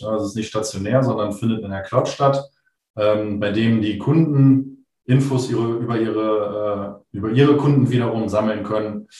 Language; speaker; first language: German; native; German